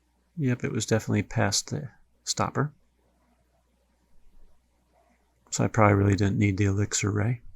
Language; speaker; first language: English; native; English